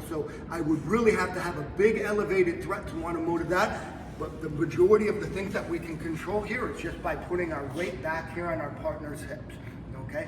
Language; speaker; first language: English; native; English